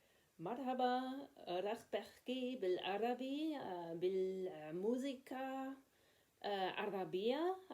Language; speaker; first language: Arabic; non-native, learner; English